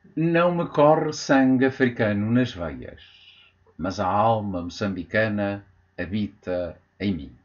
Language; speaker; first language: Portuguese; native; Portuguese